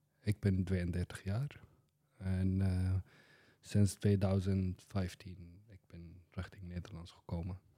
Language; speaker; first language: Dutch; non-native, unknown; Arabic